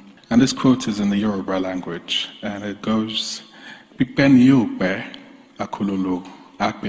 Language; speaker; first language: English; non-native, local second language; Yoruba